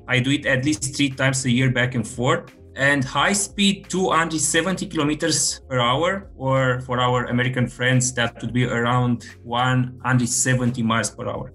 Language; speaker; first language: English; non-native, fluent; Romanian